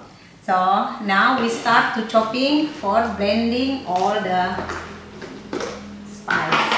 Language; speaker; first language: English; non-native, learner; Indonesian